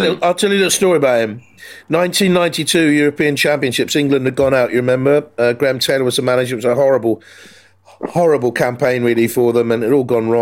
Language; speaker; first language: English; native; English